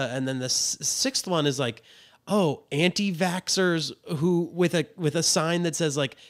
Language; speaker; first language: English; native; English